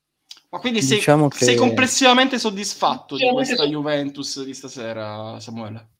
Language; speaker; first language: Italian; native; Italian